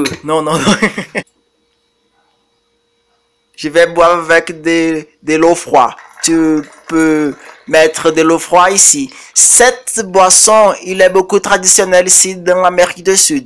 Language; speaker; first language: French; non-native, learner; Portuguese